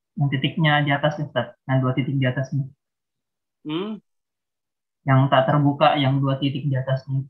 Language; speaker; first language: Indonesian; native; Indonesian